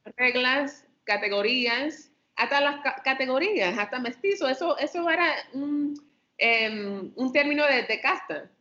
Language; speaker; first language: Spanish; early bilingual, heritage; Spanish